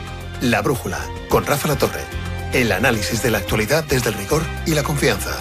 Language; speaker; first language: Spanish; native; Spanish